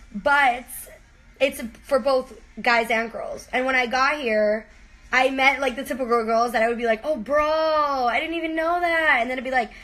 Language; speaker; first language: English; early bilingual, heritage; Spanish